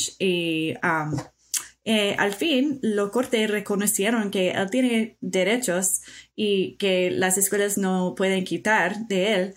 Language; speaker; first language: Spanish; non-native, fluent; English